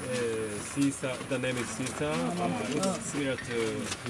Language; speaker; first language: English; non-native, learner; Japanese